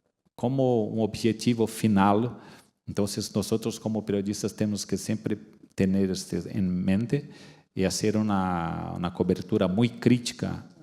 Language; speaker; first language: Spanish; non-native, fluent; Portuguese